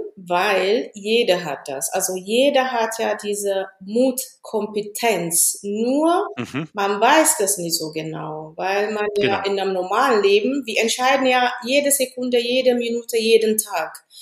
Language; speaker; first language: German; non-native, fluent; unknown